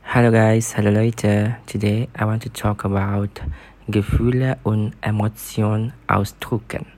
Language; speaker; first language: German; non-native, learner; English